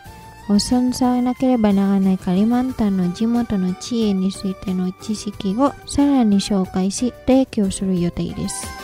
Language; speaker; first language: Japanese; non-native, fluent; Indonesian